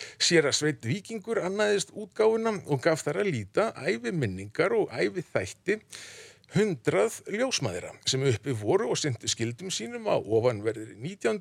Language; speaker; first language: Icelandic; native; Icelandic